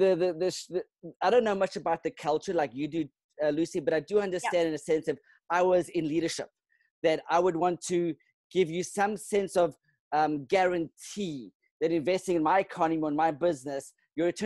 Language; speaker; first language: English; non-native, local second language; Kabuverdianu